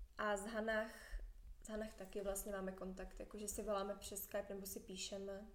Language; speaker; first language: Czech; native; Czech